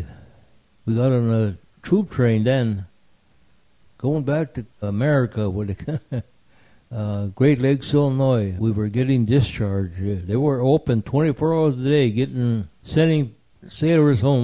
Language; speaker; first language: English; early bilingual, other home language; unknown